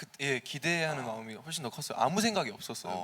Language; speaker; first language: Korean; early bilingual, heritage; Korean